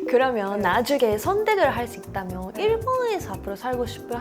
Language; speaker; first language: Korean; non-native, fluent; Japanese